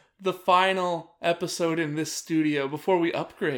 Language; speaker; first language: English; native; English